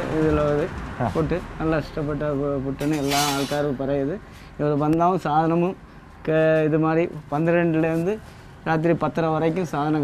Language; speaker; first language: Malayalam; non-native, learner; Tamil